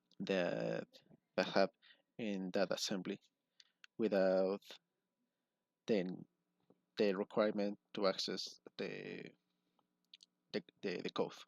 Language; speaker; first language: English; non-native, learner; Spanish